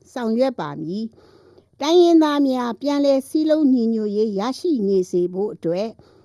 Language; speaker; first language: Burmese; non-native, local second language; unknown